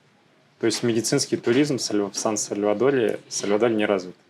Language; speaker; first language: Russian; native; Russian